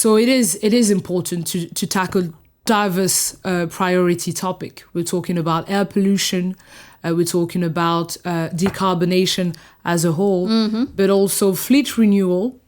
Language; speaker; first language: English; non-native, fluent; French